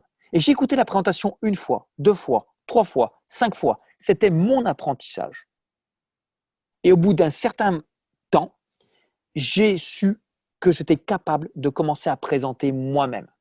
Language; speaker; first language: French; native; French